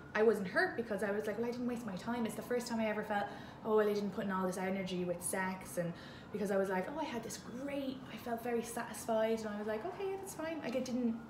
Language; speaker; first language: English; native; English